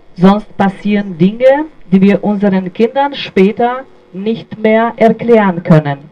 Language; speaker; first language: German; non-native, fluent; Bosnian